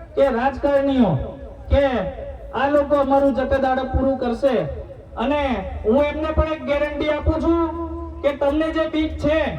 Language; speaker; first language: Gujarati; non-native, local second language; Rathawi